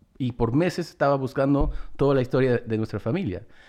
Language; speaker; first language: Spanish; early bilingual, heritage; Spanish